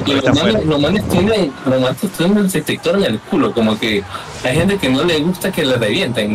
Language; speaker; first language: Spanish; native; Spanish